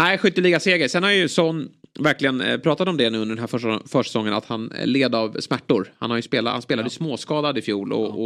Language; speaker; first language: Swedish; native; Swedish